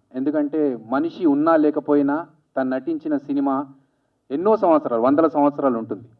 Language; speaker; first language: Telugu; native; Telugu